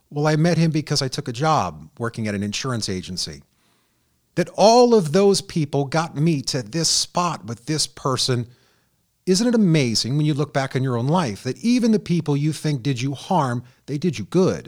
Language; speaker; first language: English; native; English